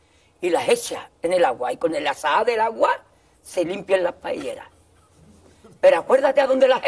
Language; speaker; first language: Spanish; native; Spanish